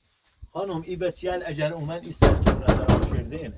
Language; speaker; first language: Persian; non-native, local second language; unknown